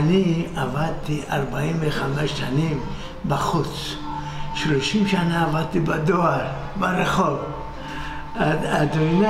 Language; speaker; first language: Hebrew; non-native, fluent; Turkish